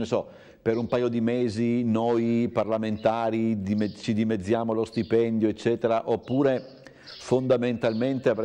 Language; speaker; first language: Italian; native; Italian